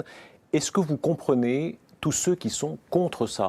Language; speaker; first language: French; native; French